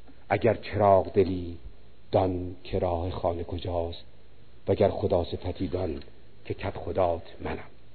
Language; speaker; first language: Persian; native; Persian